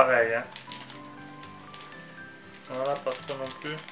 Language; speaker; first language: French; native; French